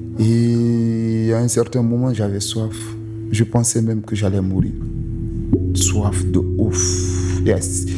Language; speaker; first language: French; non-native, local second language; Susu